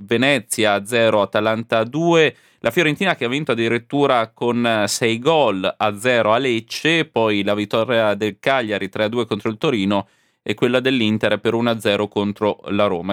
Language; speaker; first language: Italian; native; Italian